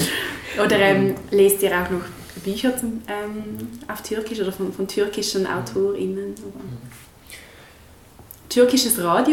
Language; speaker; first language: German; native; German